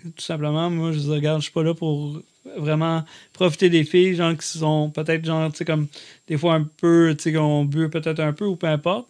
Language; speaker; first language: French; native; French